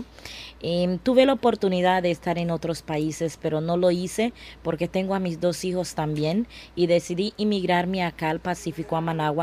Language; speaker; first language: Spanish; non-native, local second language; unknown